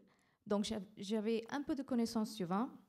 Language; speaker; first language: French; non-native, fluent; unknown